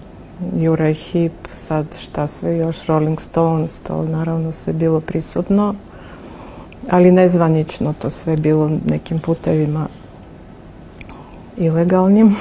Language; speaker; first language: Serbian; non-native, fluent; Russian